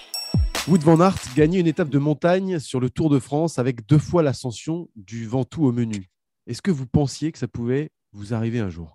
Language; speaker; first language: French; native; French